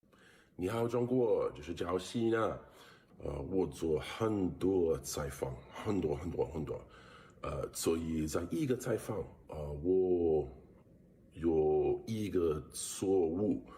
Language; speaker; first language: Chinese; non-native, learner; English